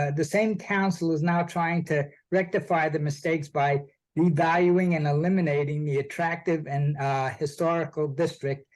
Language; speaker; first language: English; native; English